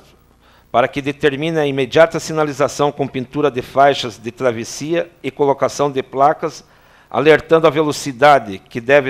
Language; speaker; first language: Portuguese; native; Portuguese